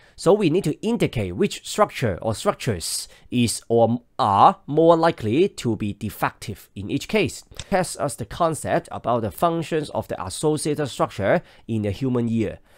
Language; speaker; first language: English; non-native, local second language; Cantonese